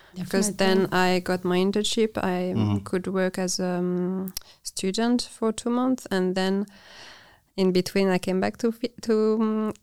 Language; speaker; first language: English; non-native, fluent; French